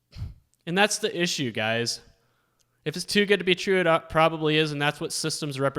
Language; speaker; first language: English; native; English